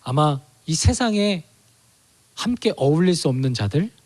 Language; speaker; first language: Korean; native; Korean